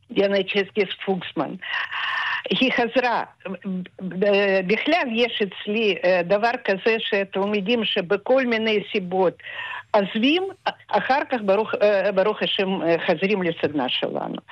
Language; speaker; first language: Hebrew; non-native, fluent; Russian